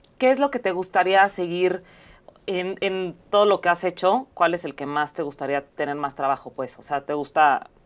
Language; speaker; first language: Spanish; native; Spanish